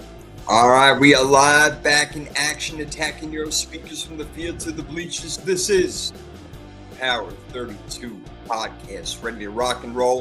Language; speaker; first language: English; native; English